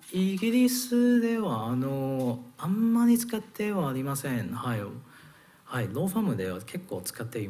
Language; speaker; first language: Japanese; non-native, learner; Cantonese